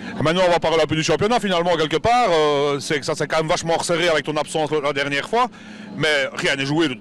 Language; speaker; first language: French; native; French